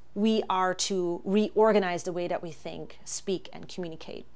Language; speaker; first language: English; non-native, fluent; German